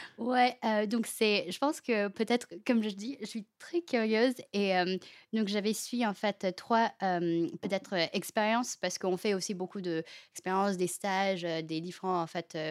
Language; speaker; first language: French; non-native, fluent; Chinese